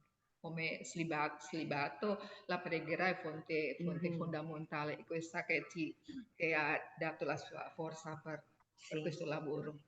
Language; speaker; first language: Italian; non-native, learner; Indonesian